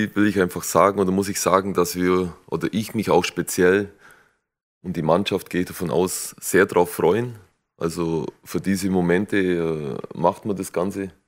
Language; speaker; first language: German; native; German